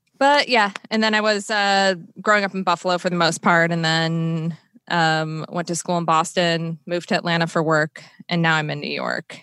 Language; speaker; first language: English; native; English